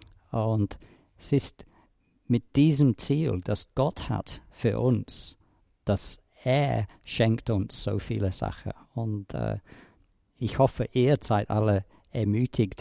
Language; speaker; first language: German; non-native, fluent; English